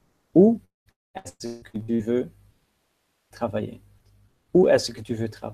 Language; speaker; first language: French; non-native, fluent; Dutch